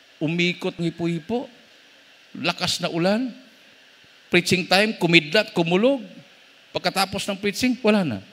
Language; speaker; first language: Filipino; non-native, local second language; Cebuano